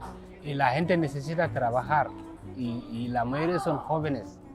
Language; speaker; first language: Spanish; non-native, learner; Wolof